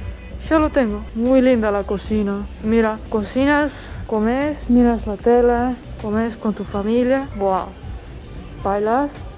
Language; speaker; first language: Spanish; non-native, fluent; Estonian